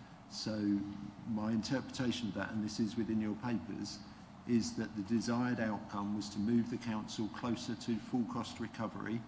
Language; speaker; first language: English; native; English